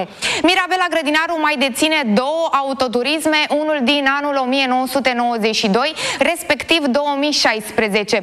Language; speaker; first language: Romanian; native; Romanian